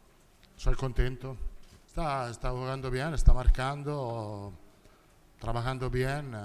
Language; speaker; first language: Spanish; non-native, learner; Italian